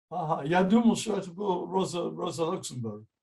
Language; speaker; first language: Russian; non-native, fluent; English